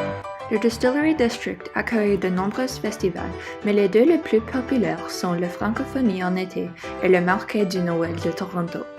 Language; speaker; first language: French; non-native, local second language; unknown